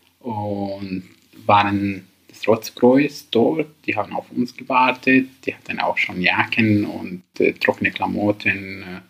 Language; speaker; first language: German; non-native, learner; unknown